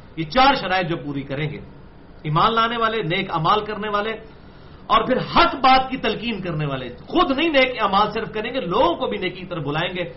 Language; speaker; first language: Urdu; non-native, local second language; Punjabi